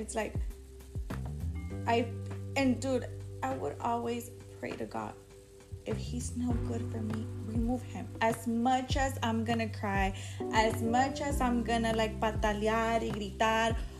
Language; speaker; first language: English; early bilingual, other home language; Spanish